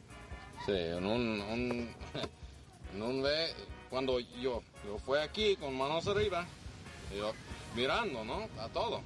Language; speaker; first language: Spanish; non-native, learner; English